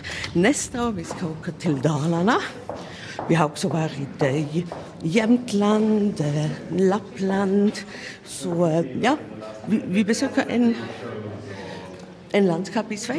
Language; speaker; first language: Swedish; non-native, fluent; German